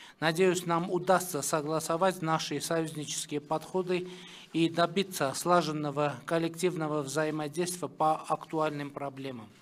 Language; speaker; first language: Russian; non-native, local second language; Armenian